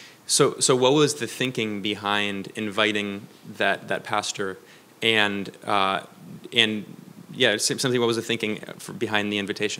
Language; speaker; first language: English; native; English